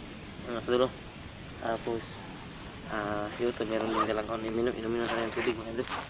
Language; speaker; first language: Filipino; non-native, local second language; Cebuano